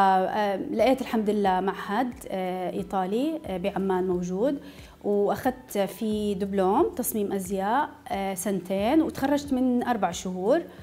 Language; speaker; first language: Arabic; native; Arabic